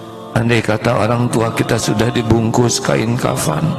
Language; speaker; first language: Indonesian; native; Indonesian